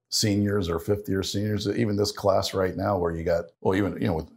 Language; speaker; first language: English; native; English